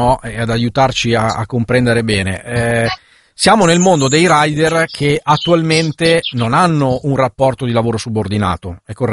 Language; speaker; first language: Italian; native; Italian